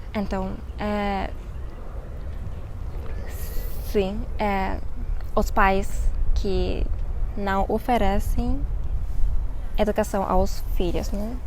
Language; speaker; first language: Portuguese; non-native, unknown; Japanese